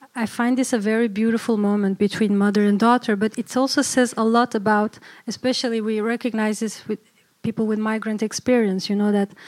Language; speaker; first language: English; early bilingual, other home language; Turkish